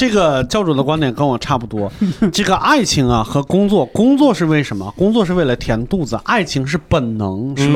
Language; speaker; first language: Chinese; native; Chinese